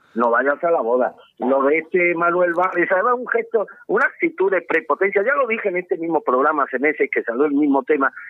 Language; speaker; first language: Spanish; native; Spanish